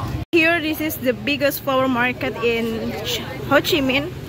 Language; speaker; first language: English; non-native, fluent; Indonesian